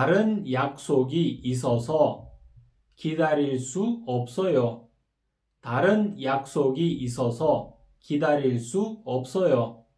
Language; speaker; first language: Korean; non-native, fluent; Kyrgyz